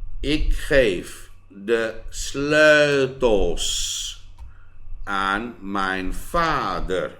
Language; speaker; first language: Dutch; non-native, fluent; Thai